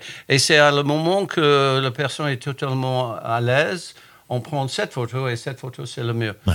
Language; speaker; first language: French; non-native, fluent; English